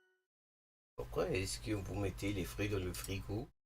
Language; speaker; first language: French; non-native, learner; English